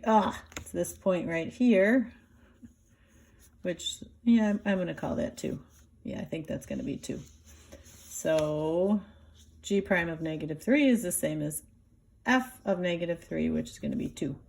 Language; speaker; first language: English; native; English